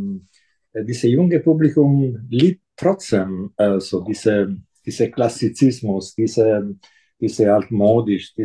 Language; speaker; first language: German; non-native, fluent; Italian